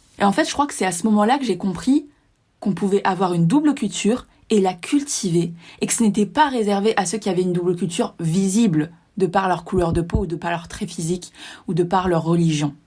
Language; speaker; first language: French; native; French